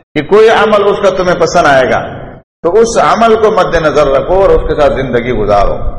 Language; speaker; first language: Urdu; non-native, local second language; Pashto